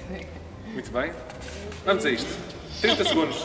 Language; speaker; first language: Portuguese; native; Portuguese